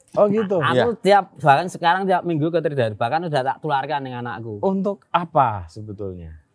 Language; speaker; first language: Indonesian; non-native, local second language; Javanese